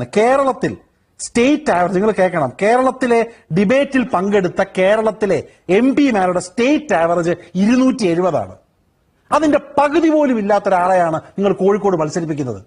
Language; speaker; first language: Malayalam; native; Malayalam